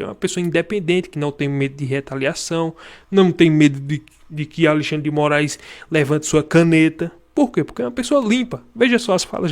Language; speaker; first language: Portuguese; native; Portuguese